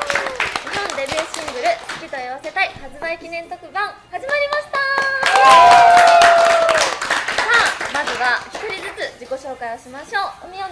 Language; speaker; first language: Japanese; native; Japanese